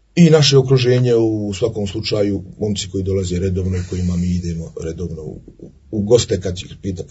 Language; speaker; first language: Croatian; native; Croatian